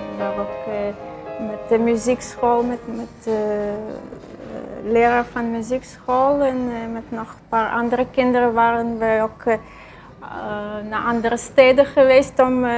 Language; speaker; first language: Dutch; non-native, fluent; Russian